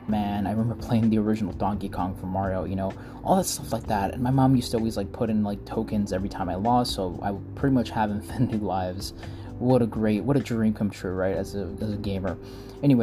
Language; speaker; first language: English; non-native, fluent; Spanish